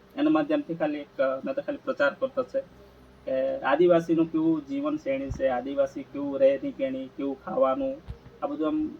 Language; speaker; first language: Gujarati; non-native, local second language; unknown